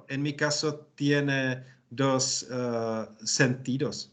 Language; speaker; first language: Spanish; non-native, learner; Czech